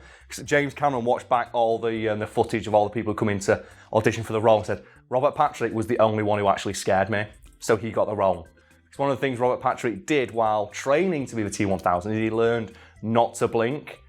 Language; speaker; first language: English; native; English